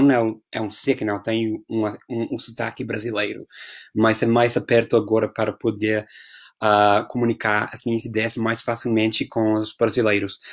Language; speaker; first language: Portuguese; non-native, fluent; English